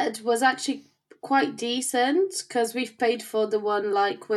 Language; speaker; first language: English; non-native, fluent; Polish